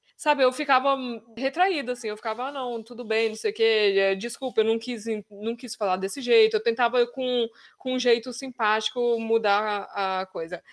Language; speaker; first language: Portuguese; native; Portuguese